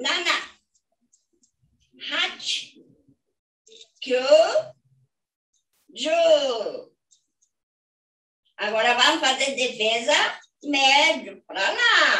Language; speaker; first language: Portuguese; non-native, fluent; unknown